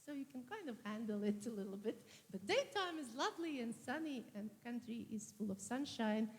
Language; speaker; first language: English; non-native, fluent; Latvian